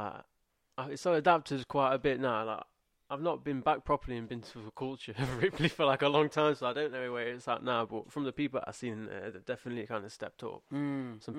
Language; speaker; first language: English; native; English